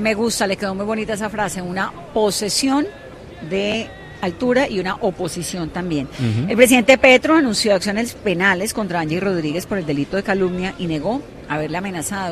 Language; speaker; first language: Spanish; native; Spanish